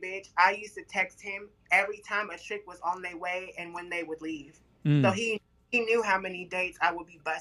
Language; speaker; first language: English; native; English